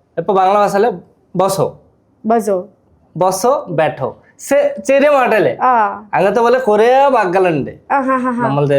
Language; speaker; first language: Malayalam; non-native, local second language; Bangla